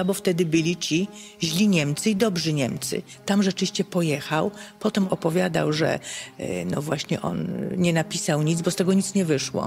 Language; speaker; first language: Polish; native; Polish